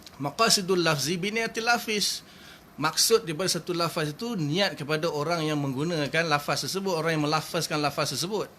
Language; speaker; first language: Malay; native; Malay